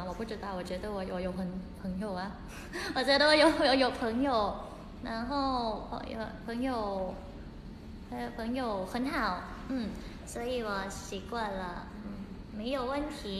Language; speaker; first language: Chinese; non-native, learner; Thai